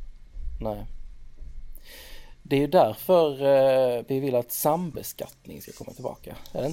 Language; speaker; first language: Swedish; native; Swedish